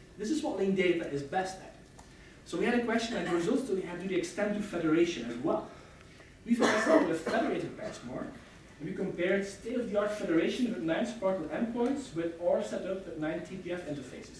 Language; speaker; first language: English; non-native, fluent; Dutch